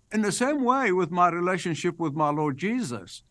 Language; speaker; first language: English; non-native, fluent; Arabic